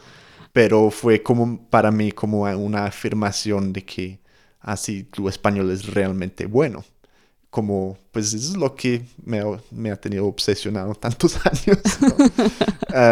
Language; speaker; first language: Spanish; non-native, fluent; English